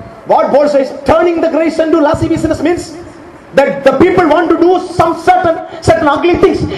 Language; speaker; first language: English; non-native, local second language; Malayalam